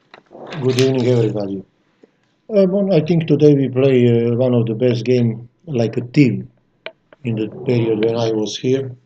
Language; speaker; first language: English; non-native, fluent; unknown